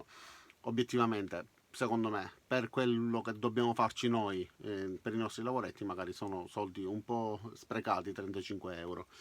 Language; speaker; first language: Italian; native; Italian